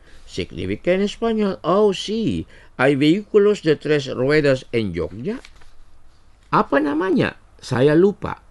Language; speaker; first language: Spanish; non-native, fluent; Indonesian